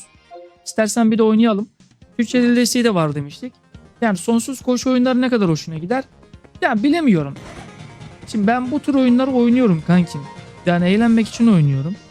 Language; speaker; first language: Turkish; native; Turkish